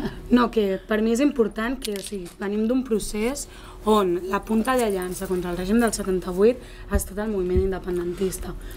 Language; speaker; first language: Catalan; non-native, local second language; Spanish